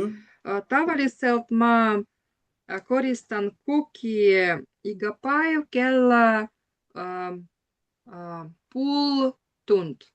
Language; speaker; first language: Estonian; non-native, learner; Russian